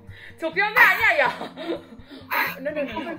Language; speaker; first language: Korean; non-native, learner; Indonesian